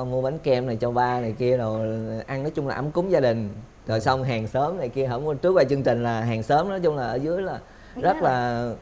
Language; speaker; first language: Vietnamese; native; Vietnamese